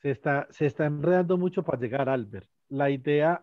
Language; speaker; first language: Spanish; native; Spanish